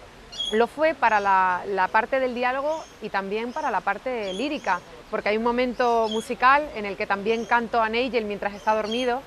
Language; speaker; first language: Spanish; native; Spanish